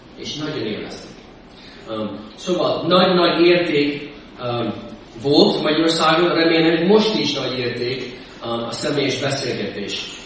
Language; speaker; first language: Hungarian; non-native, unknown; English